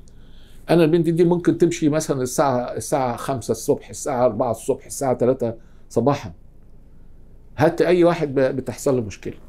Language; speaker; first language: Arabic; native; Arabic